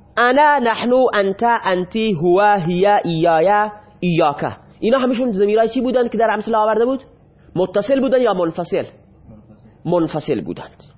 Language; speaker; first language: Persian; non-native, local second language; Baluchi